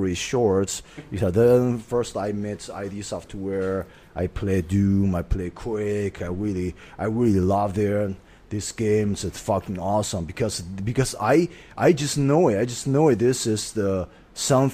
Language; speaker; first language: English; non-native, fluent; Chinese